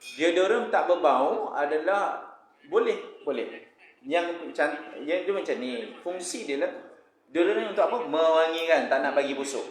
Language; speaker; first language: Malay; native; Malay